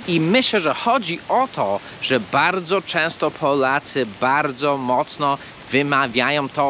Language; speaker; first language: Polish; non-native, fluent; English